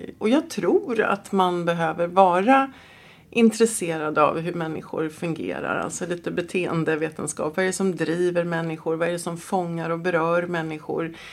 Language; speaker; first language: Swedish; native; Swedish